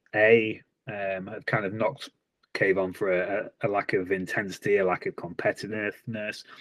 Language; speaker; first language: English; native; English